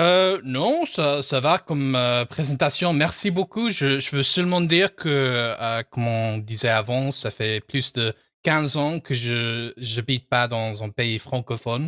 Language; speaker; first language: French; non-native, fluent; English